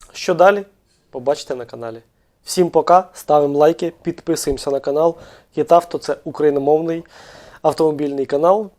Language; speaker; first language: Ukrainian; native; Ukrainian